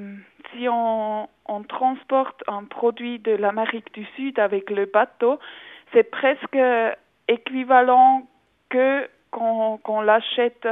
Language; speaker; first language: French; non-native, local second language; German